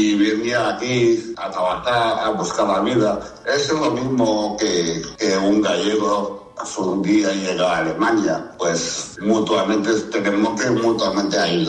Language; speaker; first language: Spanish; non-native, fluent; Chinese